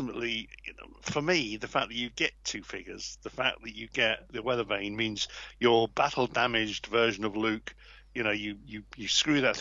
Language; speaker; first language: English; native; English